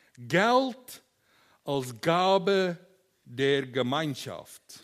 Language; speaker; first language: German; non-native, learner; Afrikaans